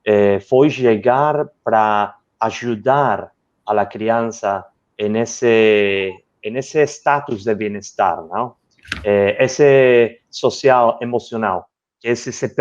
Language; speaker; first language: Portuguese; non-native, learner; Spanish